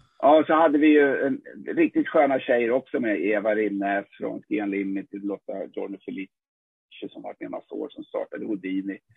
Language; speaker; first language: Swedish; native; Swedish